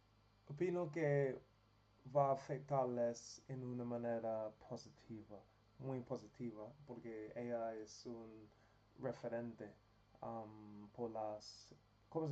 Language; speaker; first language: Spanish; non-native, learner; English